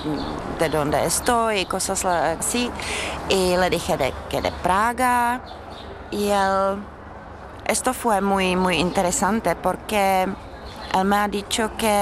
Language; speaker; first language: Spanish; non-native, fluent; Czech